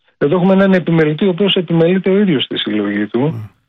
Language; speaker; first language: Greek; native; Greek